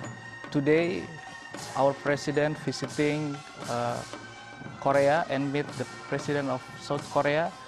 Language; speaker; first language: English; non-native, learner; Indonesian